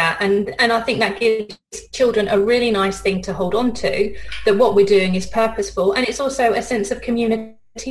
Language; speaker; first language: English; native; English